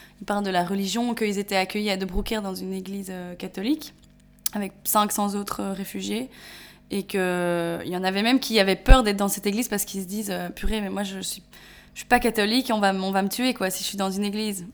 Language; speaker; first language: French; native; French